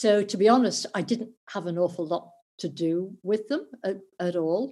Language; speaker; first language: English; native; English